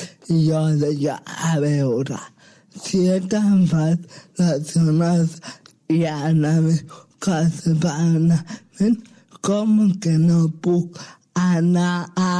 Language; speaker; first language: Catalan; non-native, local second language; Spanish